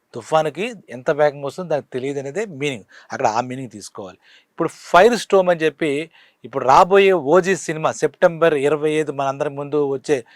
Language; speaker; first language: Telugu; native; Telugu